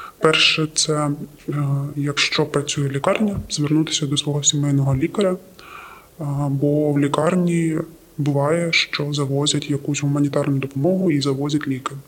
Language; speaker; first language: Ukrainian; native; Ukrainian